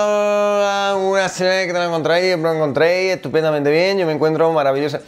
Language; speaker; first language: Spanish; native; Spanish